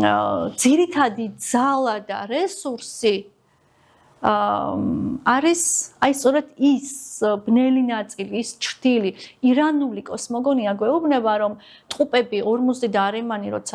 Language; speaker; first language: Georgian; native; Georgian